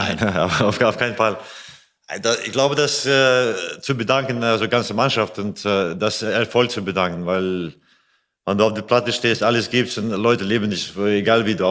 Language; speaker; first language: German; non-native, fluent; Latvian